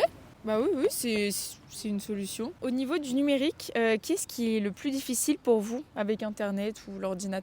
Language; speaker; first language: French; native; French